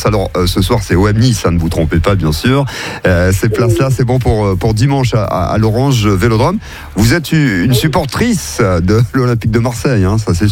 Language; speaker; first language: French; native; French